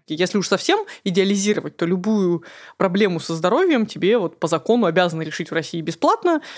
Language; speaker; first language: Russian; native; Russian